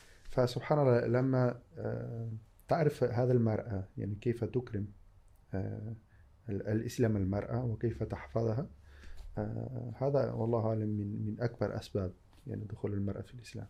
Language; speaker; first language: Arabic; non-native, fluent; Spanish